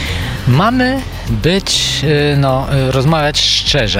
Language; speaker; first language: Polish; non-native, fluent; Bulgarian